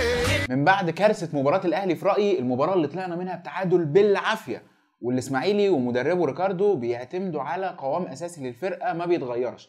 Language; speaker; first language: Arabic; native; Arabic